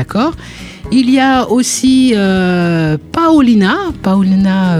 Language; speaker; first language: French; native; French